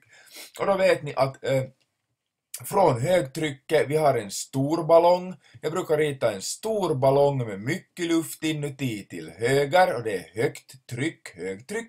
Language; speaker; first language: Swedish; native; Swedish